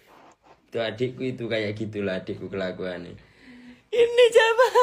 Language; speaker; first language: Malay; non-native, local second language; Javanese